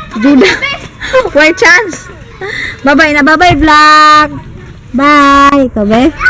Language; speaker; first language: Cebuano; native; Cebuano